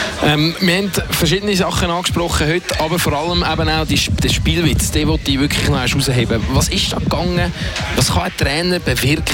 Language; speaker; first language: German; native; German